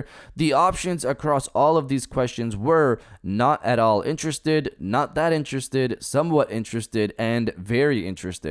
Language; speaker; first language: English; native; English